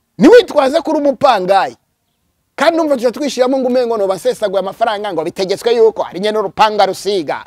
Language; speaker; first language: Rundi; early bilingual, heritage; Rundi